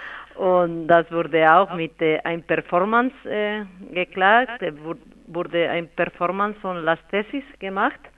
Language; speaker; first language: German; non-native, fluent; Spanish